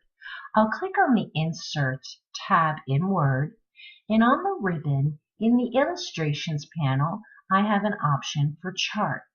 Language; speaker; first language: English; native; English